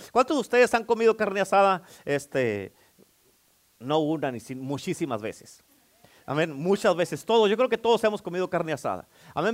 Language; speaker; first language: Spanish; native; Spanish